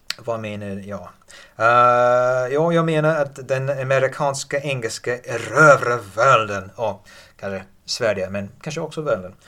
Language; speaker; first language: Swedish; non-native, learner; English